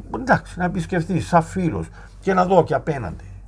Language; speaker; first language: Greek; native; Greek